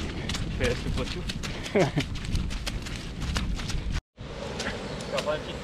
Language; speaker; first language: French; native; French